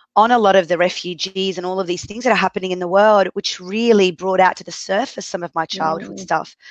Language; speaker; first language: English; early bilingual, other home language; Arabic